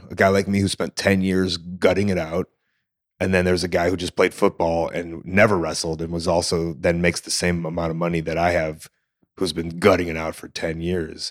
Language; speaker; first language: English; native; English